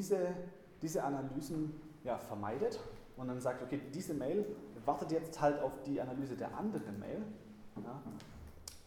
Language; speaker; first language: German; native; German